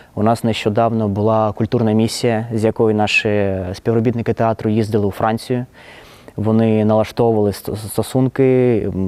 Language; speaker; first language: Ukrainian; non-native, local second language; Russian